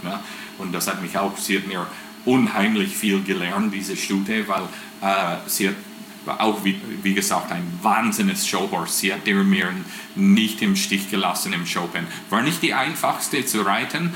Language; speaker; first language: German; non-native, fluent; English